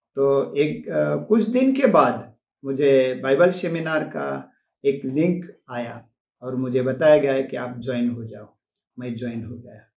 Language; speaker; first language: Hindi; non-native, local second language; Marathi